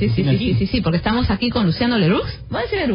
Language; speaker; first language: Spanish; native; Spanish